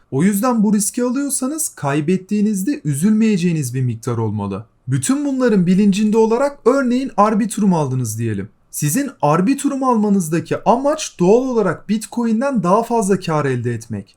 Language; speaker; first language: Turkish; native; Turkish